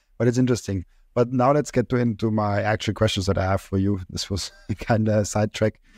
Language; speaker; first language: English; non-native, fluent; German